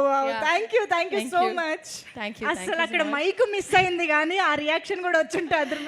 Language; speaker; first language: Telugu; native; Telugu